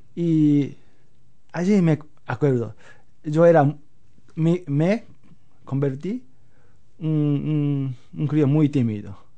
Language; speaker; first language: Spanish; non-native, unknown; Japanese